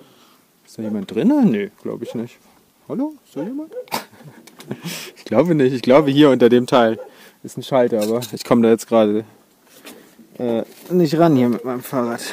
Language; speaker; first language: German; native; German